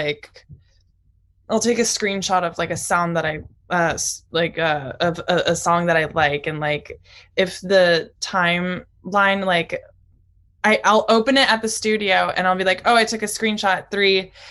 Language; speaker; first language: English; early bilingual, other home language; Japanese